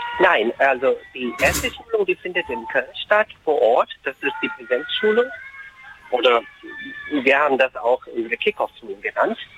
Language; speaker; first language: German; non-native, fluent; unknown